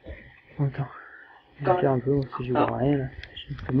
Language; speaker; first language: French; native; French